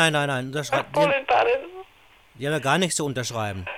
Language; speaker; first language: German; native; German